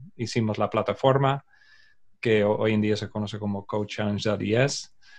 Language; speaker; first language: Spanish; non-native, fluent; Dutch